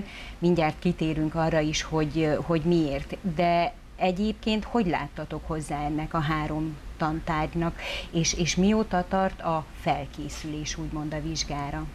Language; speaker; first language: Hungarian; native; Hungarian